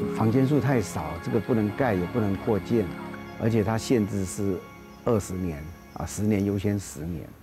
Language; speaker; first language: Chinese; native; Chinese